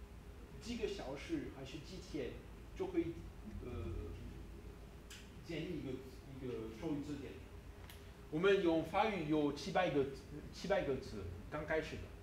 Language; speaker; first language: Chinese; non-native, learner; French